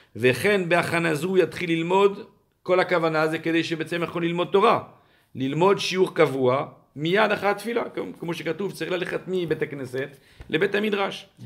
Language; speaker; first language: Hebrew; non-native, fluent; French